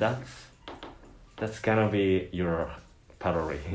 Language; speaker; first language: English; non-native, learner; Japanese